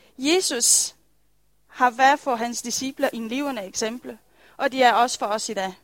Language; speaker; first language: Danish; non-native, fluent; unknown